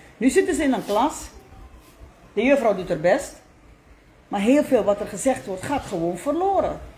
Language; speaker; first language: Dutch; native; Dutch